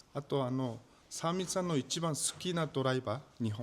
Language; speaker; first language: Japanese; non-native, fluent; Mongolian